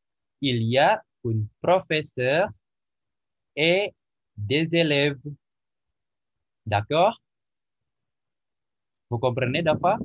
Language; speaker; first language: French; non-native, learner; Indonesian